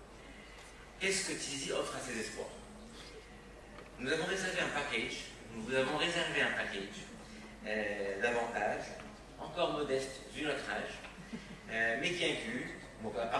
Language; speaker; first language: French; non-native, local second language; Arabic